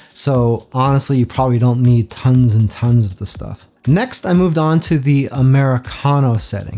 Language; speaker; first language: English; native; English